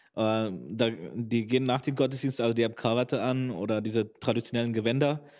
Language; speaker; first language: German; native; German